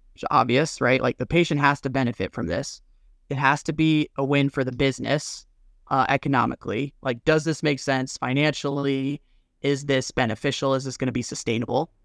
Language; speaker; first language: English; native; English